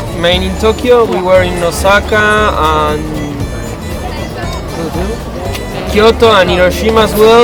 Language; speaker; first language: English; non-native, learner; Spanish